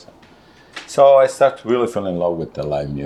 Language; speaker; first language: English; non-native, learner; Italian